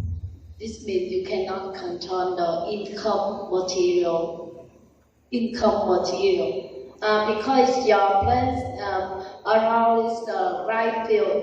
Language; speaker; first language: English; non-native, learner; Vietnamese